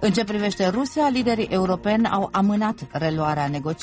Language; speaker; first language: Romanian; native; Romanian